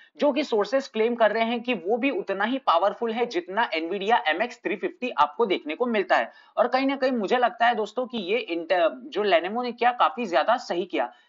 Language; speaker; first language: Hindi; native; Hindi